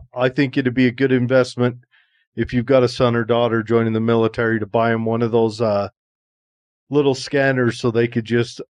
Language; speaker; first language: English; native; English